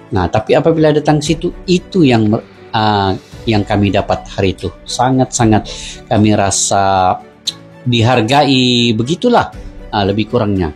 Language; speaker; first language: Malay; native; Malay